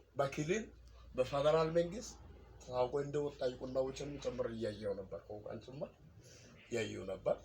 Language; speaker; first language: Amharic; non-native, local second language; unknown